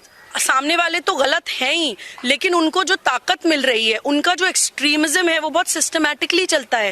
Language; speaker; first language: Hindi; native; Hindi